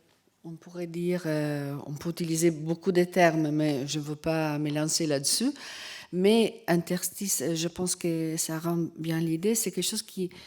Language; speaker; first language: French; non-native, fluent; Italian